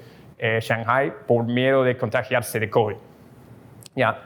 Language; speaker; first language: Spanish; non-native, fluent; English